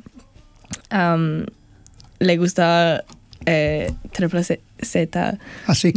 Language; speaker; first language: Spanish; non-native, learner; English